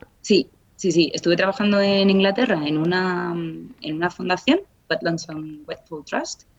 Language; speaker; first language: Spanish; native; Spanish